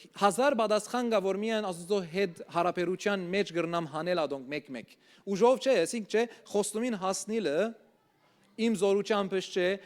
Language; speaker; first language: Armenian; early bilingual, heritage; Armenian